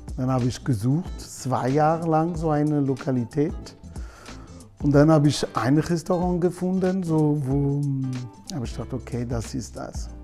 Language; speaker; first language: German; non-native, learner; Portuguese